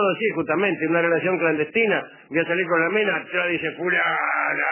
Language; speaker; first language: Spanish; native; Spanish